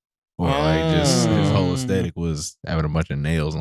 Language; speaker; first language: English; native; English